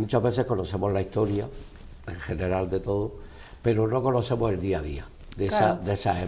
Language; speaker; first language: Spanish; native; Spanish